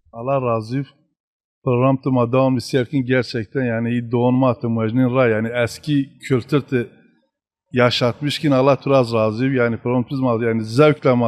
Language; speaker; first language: Turkish; non-native, local second language; Zaza